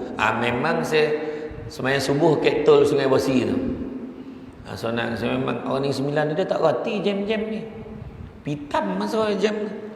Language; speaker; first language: Malay; native; Malay